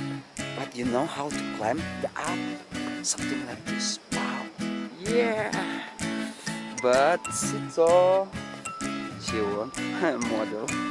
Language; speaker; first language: English; non-native, learner; Indonesian